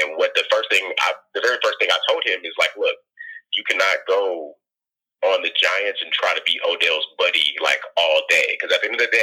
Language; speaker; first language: English; native; English